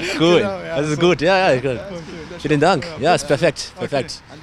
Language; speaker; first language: German; non-native, learner; English